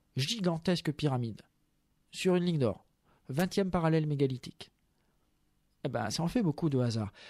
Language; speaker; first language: French; native; French